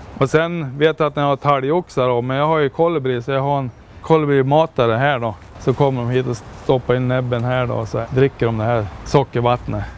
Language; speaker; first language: Swedish; native; Swedish